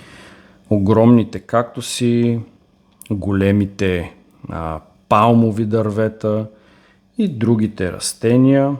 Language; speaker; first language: Bulgarian; native; Bulgarian